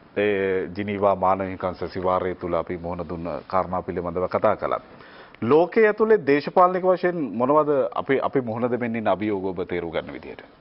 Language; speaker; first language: Sinhala; native; Sinhala